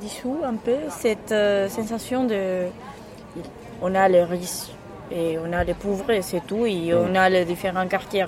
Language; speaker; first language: French; non-native, learner; Spanish